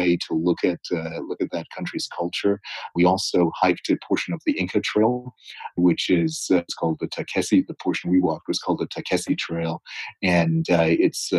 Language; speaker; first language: English; native; English